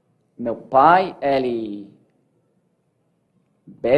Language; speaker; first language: Portuguese; non-native, learner; English